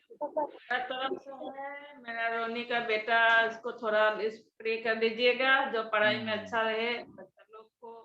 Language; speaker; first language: Hindi; non-native, local second language; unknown